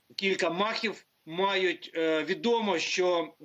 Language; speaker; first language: Ukrainian; native; Ukrainian